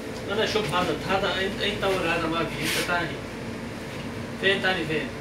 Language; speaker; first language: Arabic; non-native, learner; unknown